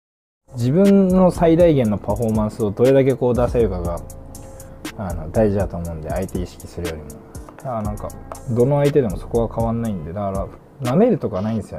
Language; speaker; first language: Japanese; native; Japanese